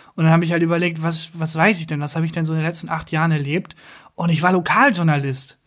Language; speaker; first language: German; native; German